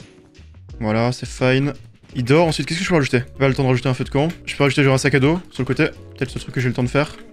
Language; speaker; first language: French; native; French